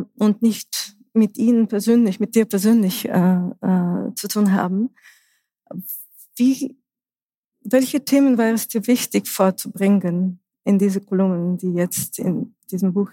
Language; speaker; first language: German; non-native, fluent; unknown